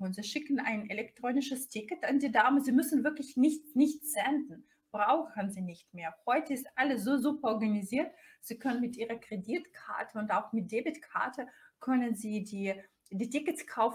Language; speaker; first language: German; non-native, fluent; Russian